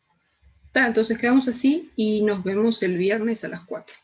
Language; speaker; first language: Spanish; native; Spanish